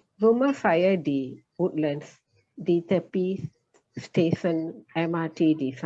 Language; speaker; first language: Indonesian; non-native, learner; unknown